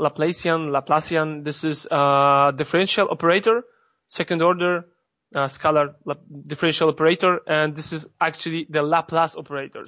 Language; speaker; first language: English; non-native, fluent; Polish